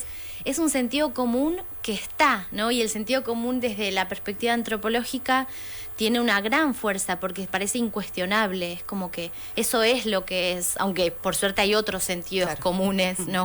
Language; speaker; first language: Spanish; native; Spanish